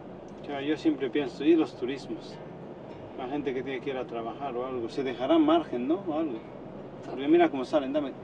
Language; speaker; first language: Spanish; native; Spanish